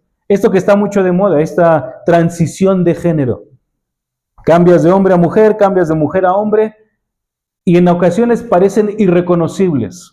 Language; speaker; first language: Spanish; native; Spanish